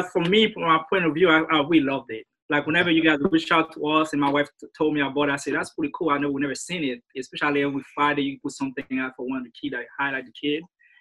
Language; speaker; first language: English; native; English